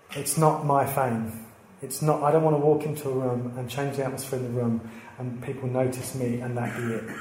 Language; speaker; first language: English; native; English